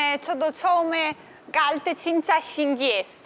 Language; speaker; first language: Korean; non-native, learner; Italian